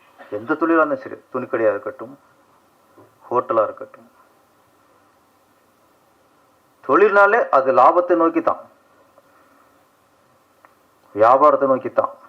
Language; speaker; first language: Tamil; native; Tamil